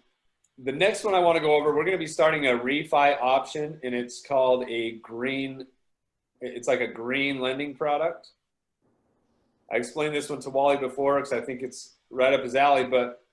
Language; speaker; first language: English; native; English